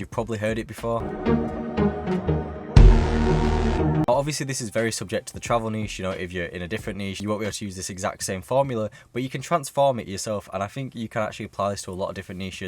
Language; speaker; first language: English; native; English